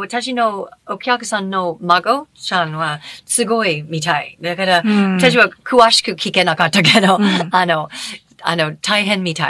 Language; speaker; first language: Japanese; non-native, fluent; English